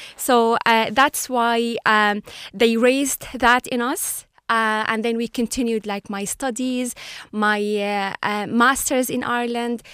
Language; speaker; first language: English; non-native, fluent; Arabic